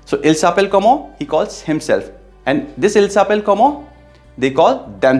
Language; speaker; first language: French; non-native, fluent; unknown